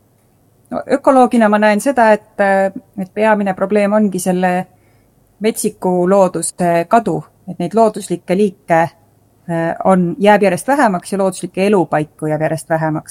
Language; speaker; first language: Estonian; native; Estonian